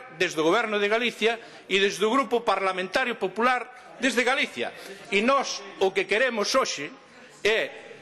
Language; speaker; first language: Galician; native; Galician